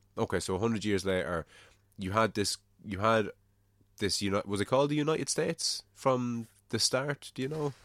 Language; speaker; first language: English; native; English